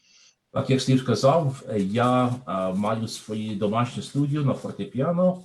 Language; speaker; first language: Ukrainian; non-native, learner; English